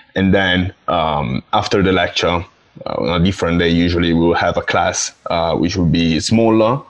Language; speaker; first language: English; non-native, fluent; Italian